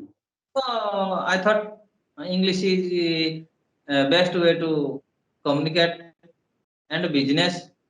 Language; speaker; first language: English; non-native, learner; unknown